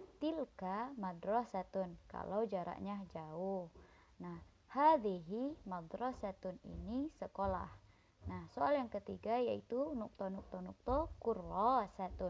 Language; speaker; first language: Indonesian; native; Indonesian